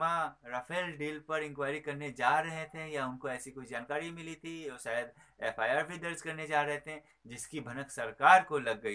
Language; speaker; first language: Hindi; native; Hindi